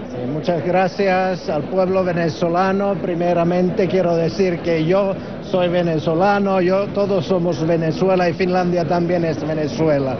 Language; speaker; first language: Spanish; non-native, learner; Finnish